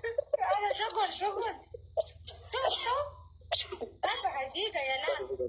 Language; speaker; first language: Arabic; non-native, learner; Oromo